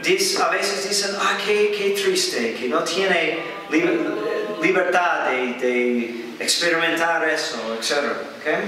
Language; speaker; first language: Spanish; non-native, fluent; English